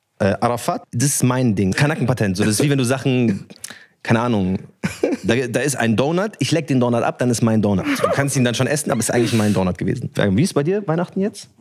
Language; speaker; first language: German; early bilingual, other home language; Arabic